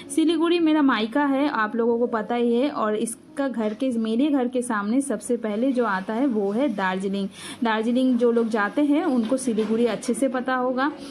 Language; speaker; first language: Hindi; non-native, local second language; Bangla